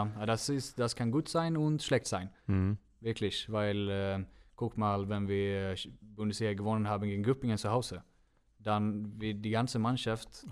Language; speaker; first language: German; non-native, fluent; Swedish